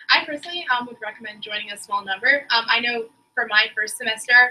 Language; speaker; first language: English; native; English